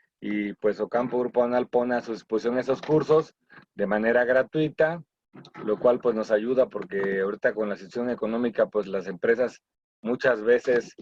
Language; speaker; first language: Spanish; native; Spanish